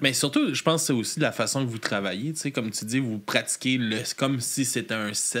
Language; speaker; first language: French; native; French